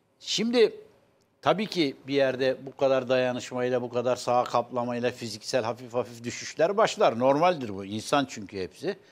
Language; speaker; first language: Turkish; native; Turkish